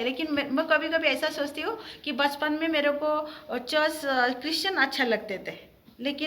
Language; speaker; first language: Hindi; early bilingual, heritage; Hindi